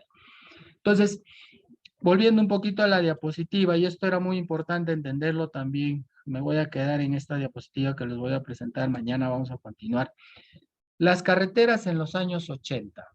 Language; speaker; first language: Spanish; native; Spanish